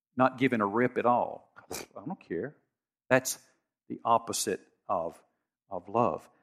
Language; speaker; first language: English; native; English